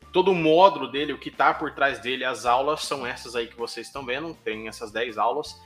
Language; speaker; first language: Portuguese; native; Portuguese